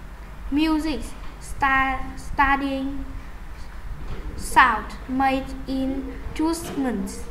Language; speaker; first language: English; non-native, learner; Vietnamese